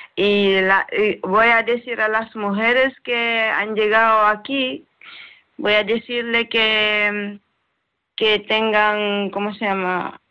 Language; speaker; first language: Spanish; non-native, learner; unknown